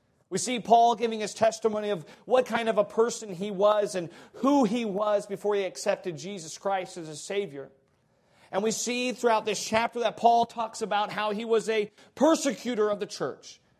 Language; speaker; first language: English; native; English